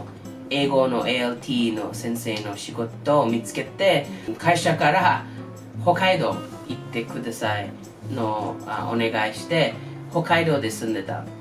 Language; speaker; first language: Japanese; non-native, learner; English